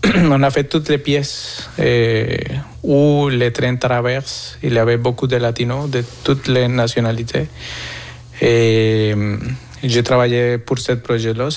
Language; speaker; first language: French; non-native, fluent; Spanish